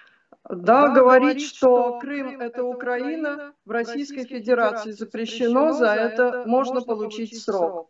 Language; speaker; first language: Russian; native; Russian